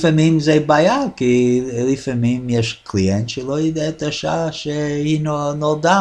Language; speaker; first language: Hebrew; non-native, fluent; English